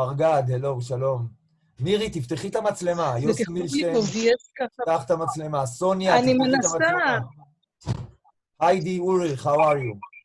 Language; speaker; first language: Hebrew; native; Hebrew